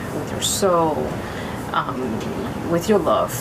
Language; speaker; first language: English; non-native, fluent; Chinese